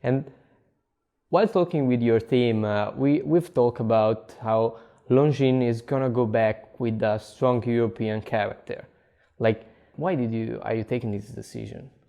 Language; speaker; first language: English; non-native, fluent; Italian